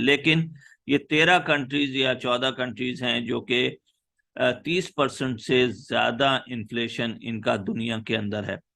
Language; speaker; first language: Urdu; native; Urdu